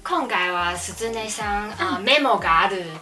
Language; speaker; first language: Japanese; non-native, learner; Chinese